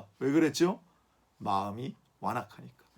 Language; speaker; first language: Korean; native; Korean